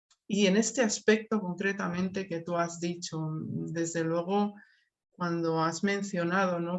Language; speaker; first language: Spanish; native; Spanish